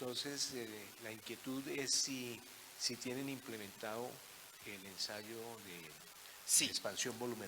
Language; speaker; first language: Spanish; native; Spanish